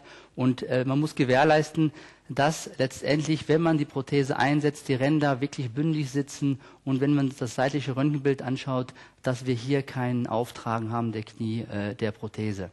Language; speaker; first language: German; native; German